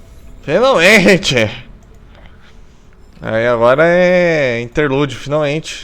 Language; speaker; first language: Portuguese; native; Portuguese